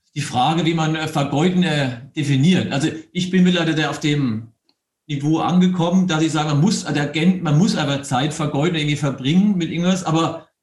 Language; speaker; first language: German; native; German